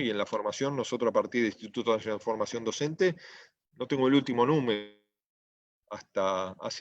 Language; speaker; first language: Spanish; native; Spanish